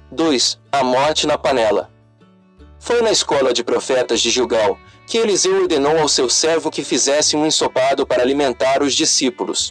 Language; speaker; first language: Portuguese; native; Portuguese